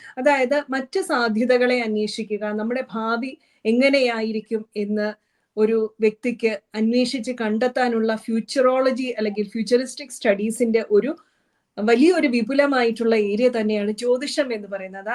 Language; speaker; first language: Malayalam; native; Malayalam